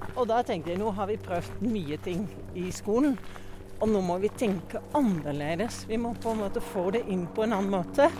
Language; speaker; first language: Norwegian; non-native, fluent; Dutch